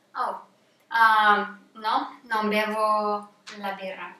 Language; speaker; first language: Italian; non-native, learner; Russian